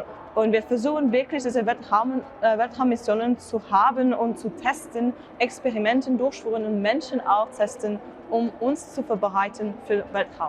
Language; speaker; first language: German; non-native, learner; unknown